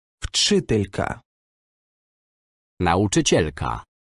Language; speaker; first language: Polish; non-native, learner; Ukrainian